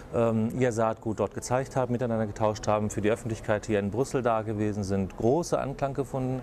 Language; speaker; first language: German; native; German